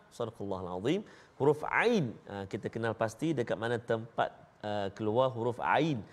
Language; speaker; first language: Malay; native; Malay